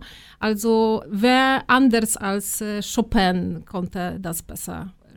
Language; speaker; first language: German; non-native, fluent; Polish